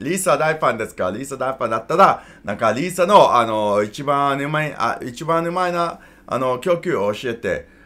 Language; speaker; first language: Japanese; non-native, learner; English